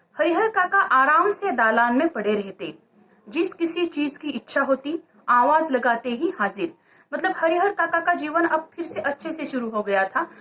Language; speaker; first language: Hindi; non-native, local second language; Marathi